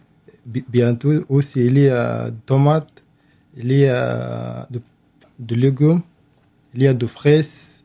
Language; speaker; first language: French; non-native, learner; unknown